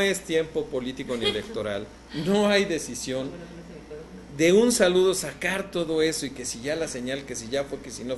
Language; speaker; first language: Spanish; native; Spanish